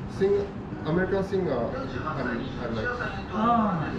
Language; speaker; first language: Japanese; non-native, learner; Nepali